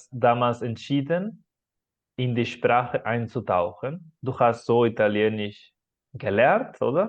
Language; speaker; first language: German; non-native, fluent; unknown